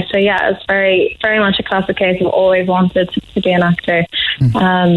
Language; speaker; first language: English; native; English